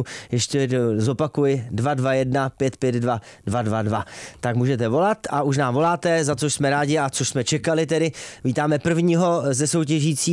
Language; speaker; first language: Czech; native; Czech